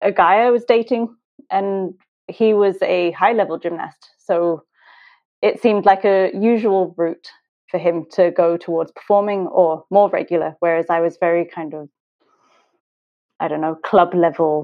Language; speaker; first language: English; native; English